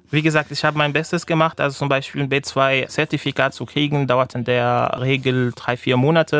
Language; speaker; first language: German; non-native, fluent; Arabic